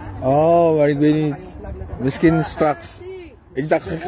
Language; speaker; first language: Dutch; non-native, learner; Filipino